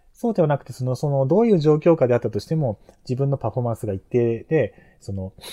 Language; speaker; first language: Japanese; native; Japanese